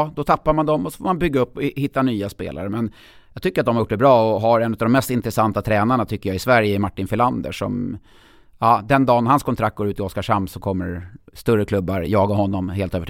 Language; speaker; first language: Swedish; native; Swedish